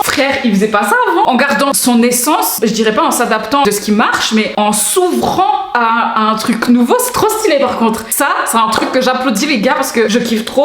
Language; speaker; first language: French; native; French